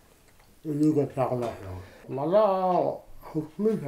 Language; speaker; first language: Mongolian; non-native, learner; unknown